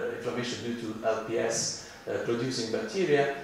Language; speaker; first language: English; non-native, fluent; Italian